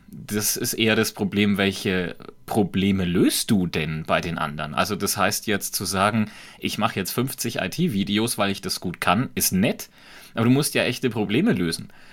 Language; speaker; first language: German; native; German